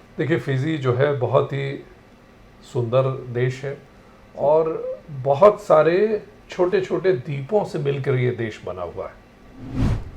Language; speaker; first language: Hindi; native; Hindi